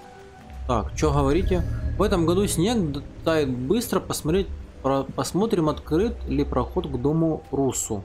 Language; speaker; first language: Russian; native; Russian